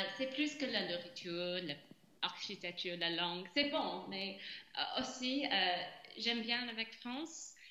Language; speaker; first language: French; non-native, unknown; English